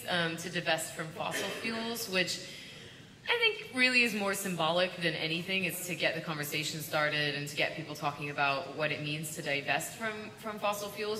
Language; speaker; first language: English; native; English